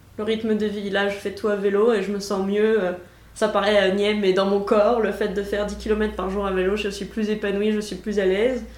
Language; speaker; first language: French; native; French